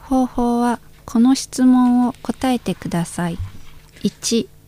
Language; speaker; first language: Japanese; non-native, learner; Indonesian